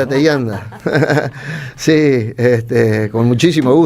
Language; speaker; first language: Spanish; native; Spanish